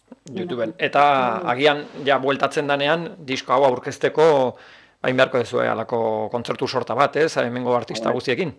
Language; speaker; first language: Basque; native; Basque